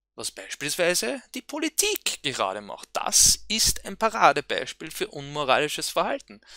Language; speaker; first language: German; native; German